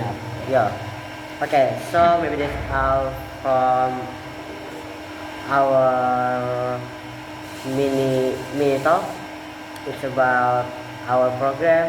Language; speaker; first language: English; non-native, learner; Indonesian